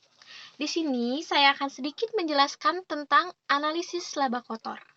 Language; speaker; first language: Indonesian; native; Indonesian